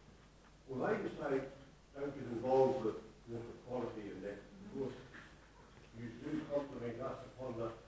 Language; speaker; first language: English; native; English